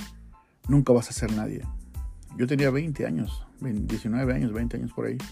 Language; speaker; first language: Spanish; native; Spanish